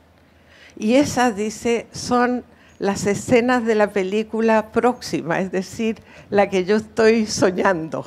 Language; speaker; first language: Spanish; native; Spanish